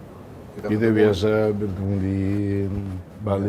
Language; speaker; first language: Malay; non-native, fluent; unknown